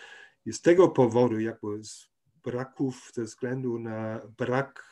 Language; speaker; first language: Polish; non-native, fluent; German